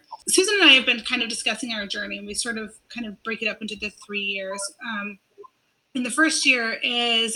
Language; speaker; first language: English; native; English